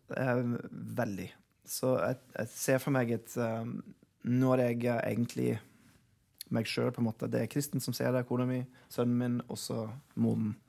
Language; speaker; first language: Norwegian; non-native, fluent; English